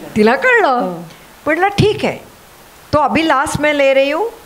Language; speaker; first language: Hindi; non-native, local second language; Marathi